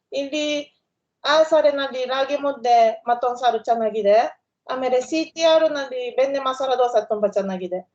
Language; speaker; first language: Kannada; non-native, fluent; Japanese